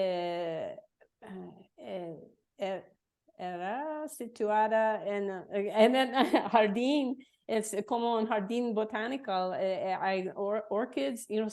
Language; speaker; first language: Spanish; non-native, learner; English